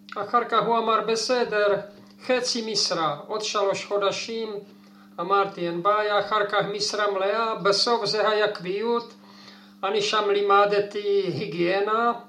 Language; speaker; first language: Hebrew; non-native, fluent; Czech